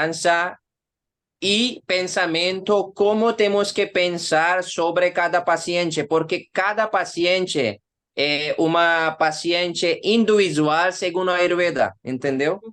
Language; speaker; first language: Portuguese; non-native, learner; Hindi